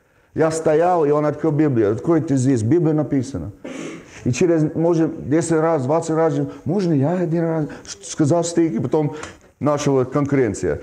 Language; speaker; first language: Russian; non-native, fluent; English